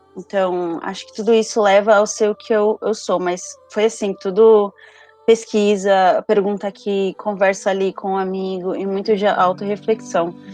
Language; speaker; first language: Portuguese; early bilingual, other home language; Spanish